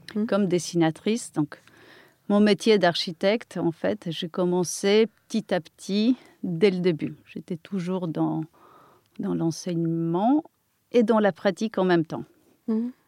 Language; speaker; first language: French; non-native, fluent; Polish